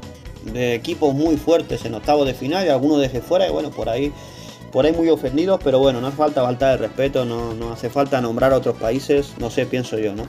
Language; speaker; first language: Spanish; native; Spanish